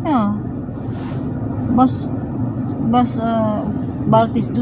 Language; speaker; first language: German; non-native, learner; Cebuano